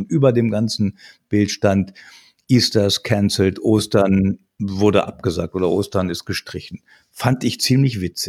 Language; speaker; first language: German; native; German